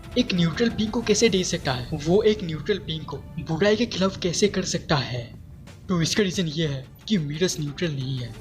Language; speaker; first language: Hindi; non-native, local second language; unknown